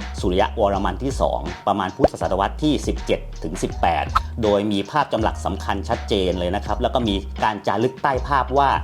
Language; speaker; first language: Thai; native; Thai